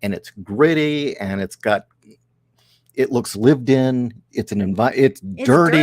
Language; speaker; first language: English; native; English